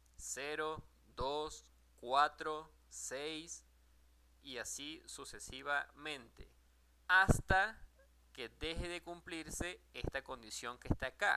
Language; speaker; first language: Spanish; native; Spanish